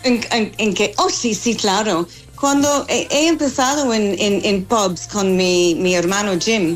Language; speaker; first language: Spanish; non-native, fluent; English